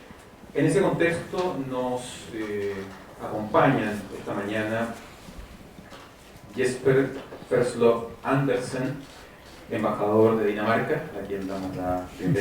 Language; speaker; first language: Spanish; native; Spanish